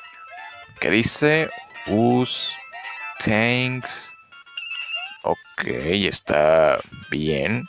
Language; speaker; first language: Spanish; native; Spanish